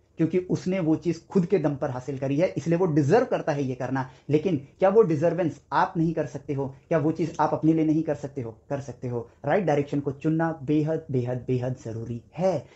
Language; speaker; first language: Hindi; native; Hindi